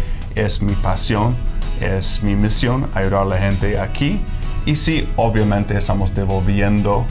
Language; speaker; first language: Spanish; non-native, fluent; English